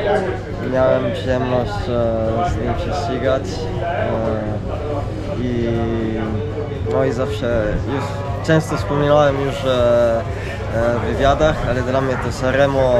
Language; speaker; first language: Polish; non-native, fluent; Italian